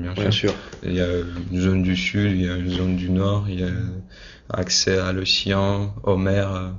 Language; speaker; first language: French; non-native, fluent; Russian